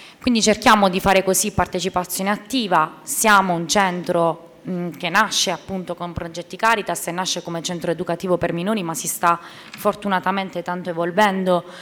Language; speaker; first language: Italian; native; Italian